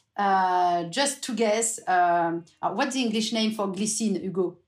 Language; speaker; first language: English; non-native, fluent; French